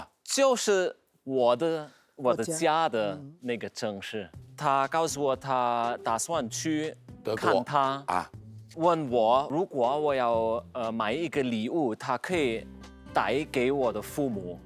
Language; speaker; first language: Chinese; non-native, fluent; German